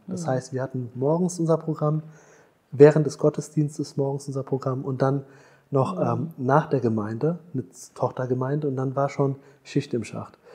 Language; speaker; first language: German; early bilingual, other home language; Tamil